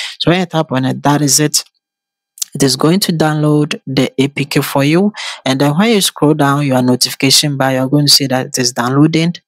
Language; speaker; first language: English; non-native, local second language; Akan